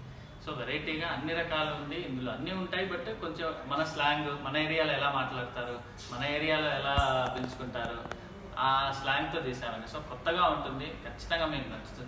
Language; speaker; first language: Telugu; native; Telugu